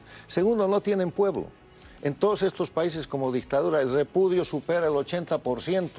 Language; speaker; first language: Spanish; native; Spanish